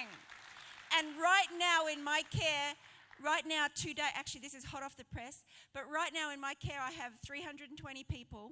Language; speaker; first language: English; native; English